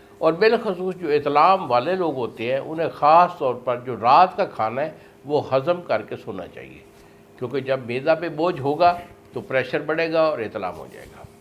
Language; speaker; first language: Urdu; non-native, local second language; Punjabi